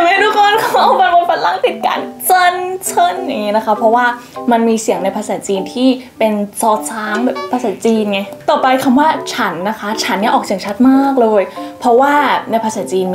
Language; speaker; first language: Thai; native; Thai